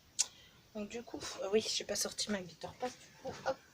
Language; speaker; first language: French; native; French